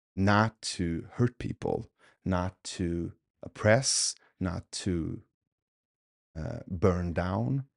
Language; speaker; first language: English; early bilingual, other home language; Swedish